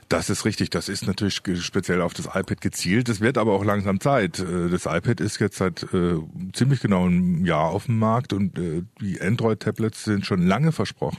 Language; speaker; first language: German; native; German